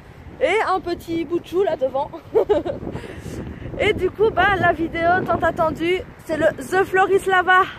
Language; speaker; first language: French; native; French